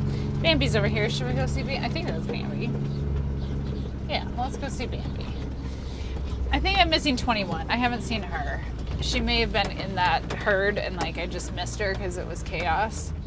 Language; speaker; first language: English; native; English